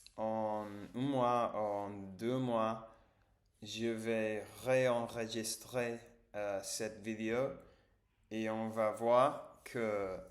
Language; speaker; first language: French; non-native, learner; English